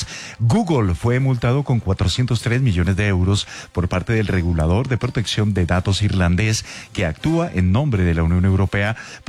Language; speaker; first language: Spanish; native; Spanish